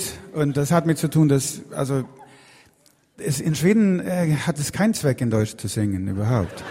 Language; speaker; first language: German; non-native, fluent; Swedish